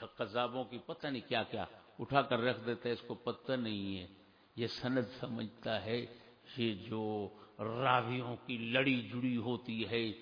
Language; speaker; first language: Urdu; native; Urdu